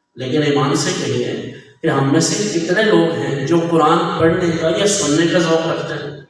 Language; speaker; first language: Urdu; non-native, local second language; Punjabi